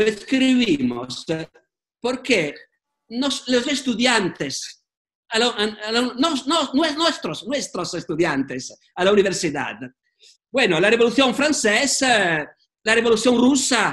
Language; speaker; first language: Spanish; non-native, fluent; Italian